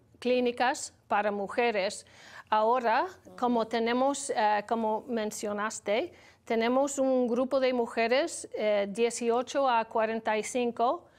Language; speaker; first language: Spanish; non-native, learner; English